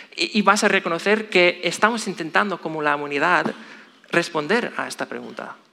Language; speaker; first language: Spanish; non-native, fluent; English